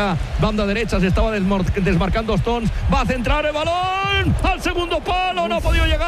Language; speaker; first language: Spanish; native; Spanish